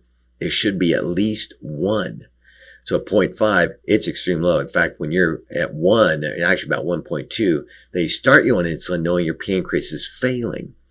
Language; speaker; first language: English; native; English